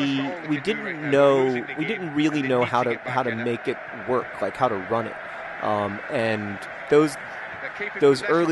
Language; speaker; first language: English; native; English